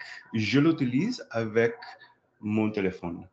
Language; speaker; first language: French; non-native, learner; English